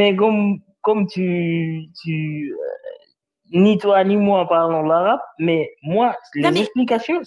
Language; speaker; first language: French; non-native, learner; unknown